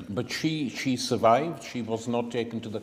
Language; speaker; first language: English; native; English